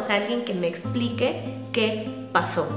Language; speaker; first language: Spanish; native; Spanish